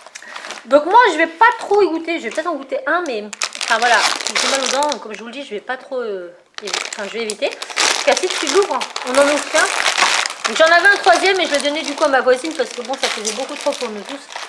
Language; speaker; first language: French; native; French